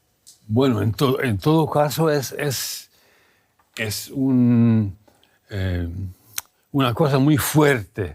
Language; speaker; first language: Spanish; non-native, fluent; German